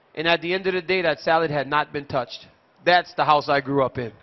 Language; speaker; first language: English; native; English